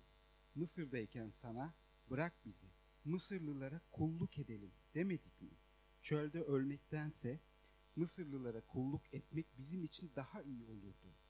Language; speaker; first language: Turkish; native; Turkish